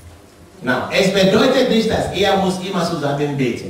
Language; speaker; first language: German; non-native, learner; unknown